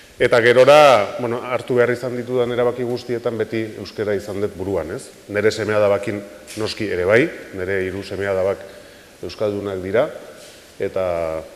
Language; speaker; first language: Basque; native; Basque